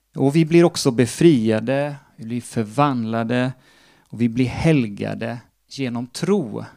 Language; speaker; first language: Swedish; non-native, fluent; Portuguese